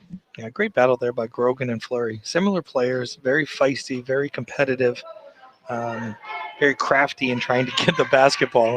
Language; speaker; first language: English; native; English